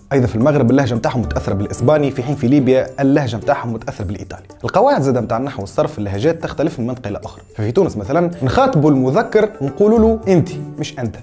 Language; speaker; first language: Arabic; native; Arabic